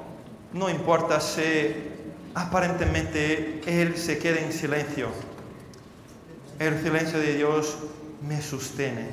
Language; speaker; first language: Spanish; non-native, fluent; Portuguese